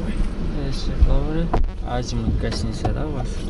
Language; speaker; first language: Russian; non-native, local second language; Kyrgyz